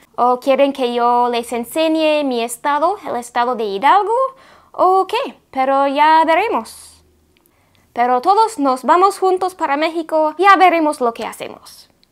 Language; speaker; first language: Spanish; non-native, fluent; English